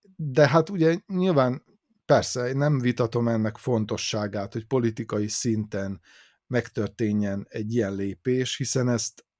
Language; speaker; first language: Hungarian; native; Hungarian